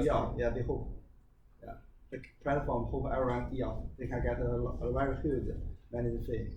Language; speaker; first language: English; non-native, learner; Chinese